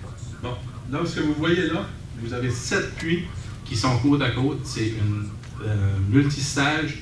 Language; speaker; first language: French; native; French